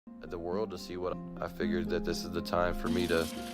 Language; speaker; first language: English; native; English